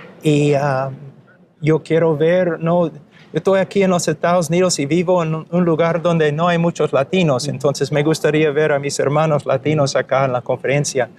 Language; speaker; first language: Spanish; non-native, fluent; English